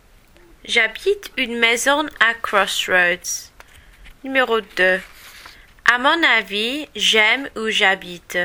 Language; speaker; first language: French; non-native, learner; English